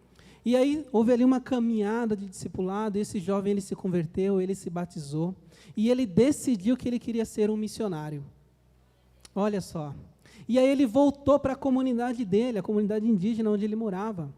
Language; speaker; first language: Portuguese; native; Portuguese